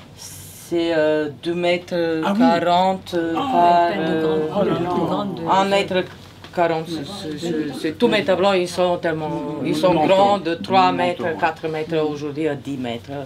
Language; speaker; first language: French; non-native, fluent; Serbian